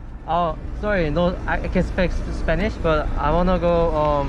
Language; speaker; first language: English; non-native, learner; Korean